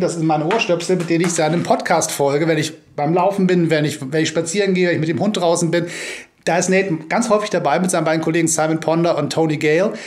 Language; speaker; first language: German; native; German